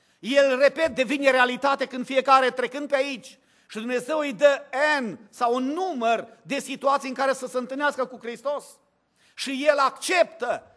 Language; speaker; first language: Romanian; native; Romanian